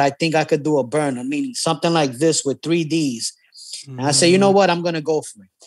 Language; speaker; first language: English; native; English